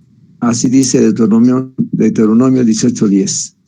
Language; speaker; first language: Spanish; native; Spanish